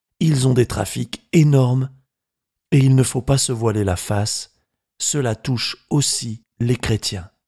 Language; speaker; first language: French; native; French